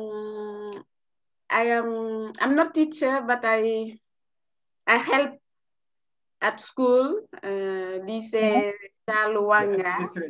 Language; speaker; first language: English; non-native, learner; French